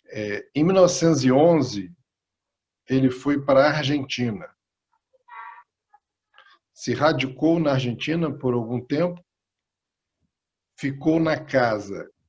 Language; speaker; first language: Portuguese; non-native, fluent; Spanish